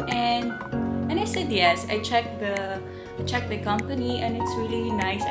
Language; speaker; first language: English; non-native, local second language; Cebuano